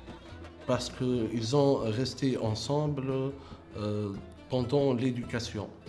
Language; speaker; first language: French; non-native, local second language; Arabic